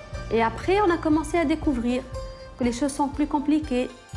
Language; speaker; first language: French; non-native, local second language; Arabic